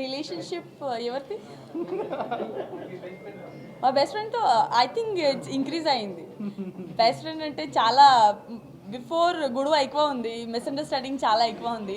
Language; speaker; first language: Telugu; non-native, learner; Gujarati